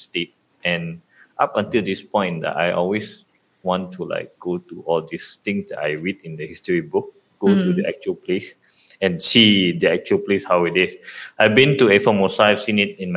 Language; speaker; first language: English; non-native, local second language; Malay